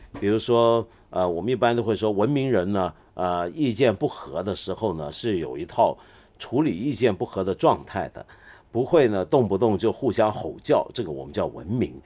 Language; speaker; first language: Chinese; non-native, local second language; Cantonese